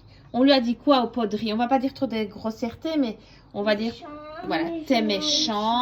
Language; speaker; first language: French; native; French